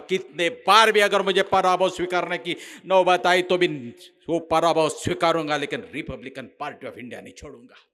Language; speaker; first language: Hindi; non-native, local second language; Marathi